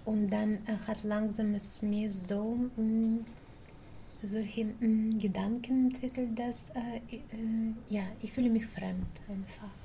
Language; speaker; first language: German; non-native, learner; Russian